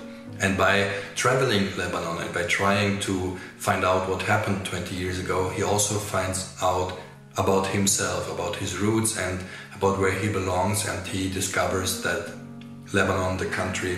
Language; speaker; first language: English; non-native, fluent; German